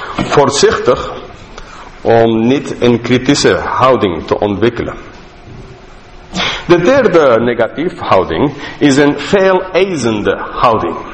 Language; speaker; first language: Dutch; non-native, fluent; English